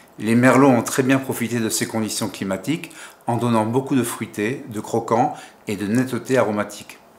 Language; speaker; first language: French; native; French